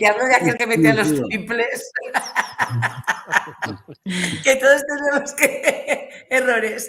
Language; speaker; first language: Spanish; native; Spanish